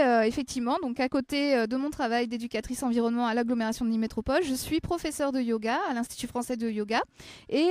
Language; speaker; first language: French; native; French